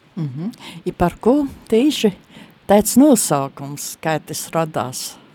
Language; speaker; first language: Latvian; native; Latvian